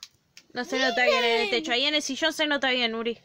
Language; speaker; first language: Spanish; native; Spanish